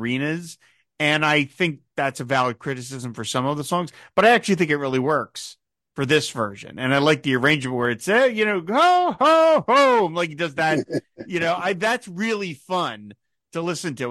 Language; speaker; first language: English; native; English